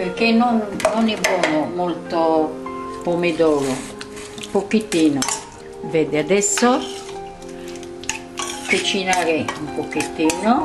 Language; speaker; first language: Italian; non-native, learner; Arabic